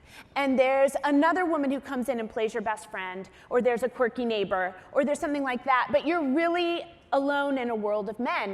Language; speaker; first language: English; native; English